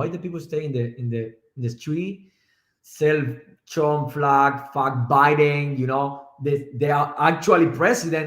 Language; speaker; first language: English; non-native, learner; Spanish